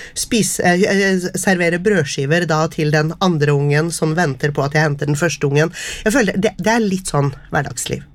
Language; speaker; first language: Norwegian; native; Norwegian